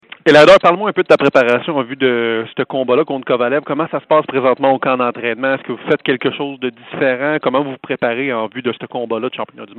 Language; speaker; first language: French; native; French